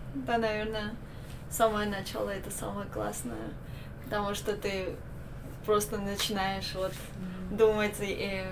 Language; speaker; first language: Russian; non-native, local second language; Armenian